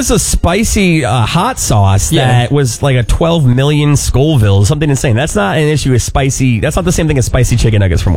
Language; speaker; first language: English; native; English